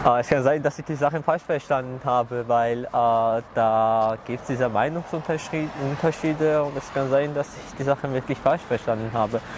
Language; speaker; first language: German; non-native, fluent; Georgian